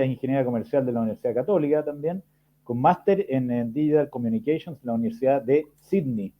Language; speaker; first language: Spanish; native; Spanish